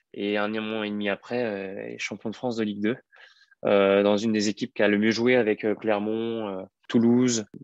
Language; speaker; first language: French; native; French